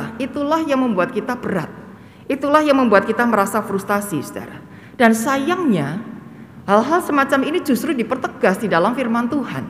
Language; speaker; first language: Indonesian; native; Indonesian